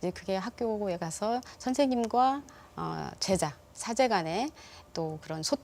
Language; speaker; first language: Korean; native; Korean